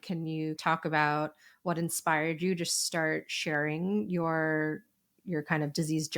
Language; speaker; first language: English; native; English